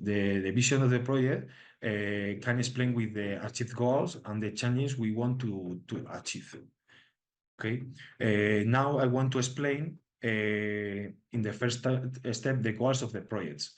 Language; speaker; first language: English; non-native, learner; Spanish